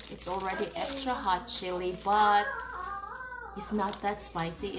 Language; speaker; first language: English; non-native, local second language; Cebuano